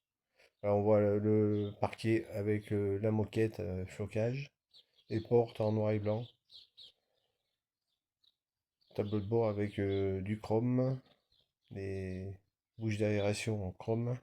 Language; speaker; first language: French; native; French